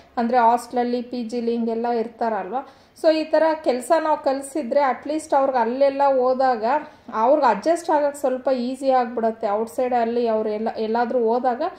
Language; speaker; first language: Kannada; non-native, local second language; Telugu